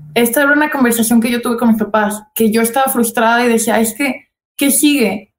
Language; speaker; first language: Spanish; native; Spanish